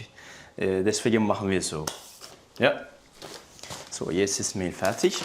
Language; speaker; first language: German; non-native, learner; Turkish